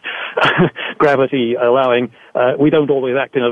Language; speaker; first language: English; native; English